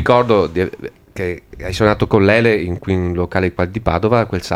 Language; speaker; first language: Italian; native; Italian